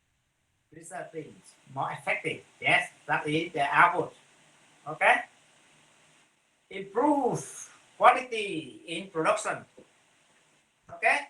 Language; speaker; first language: English; non-native, fluent; Vietnamese